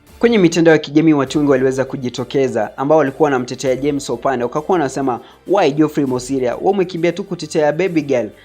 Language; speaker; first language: Swahili; native; Swahili